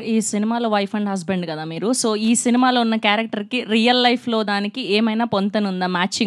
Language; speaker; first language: Telugu; native; Telugu